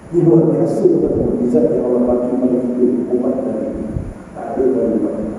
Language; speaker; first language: Malay; native; Malay